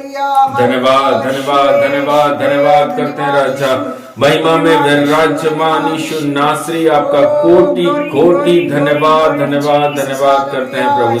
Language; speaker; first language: Hindi; native; Hindi